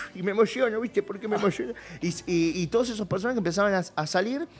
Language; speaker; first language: Spanish; native; Spanish